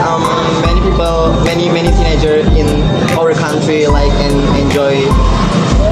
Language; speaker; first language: English; non-native, learner; Indonesian